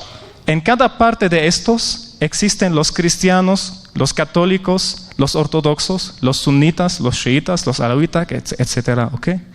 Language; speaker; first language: Spanish; non-native, fluent; Arabic